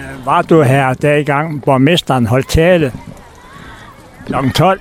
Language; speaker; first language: Danish; native; Danish